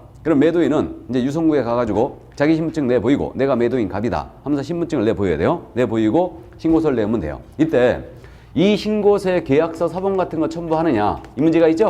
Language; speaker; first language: Korean; native; Korean